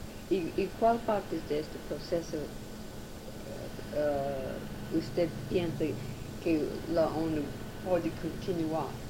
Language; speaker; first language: Spanish; non-native, learner; English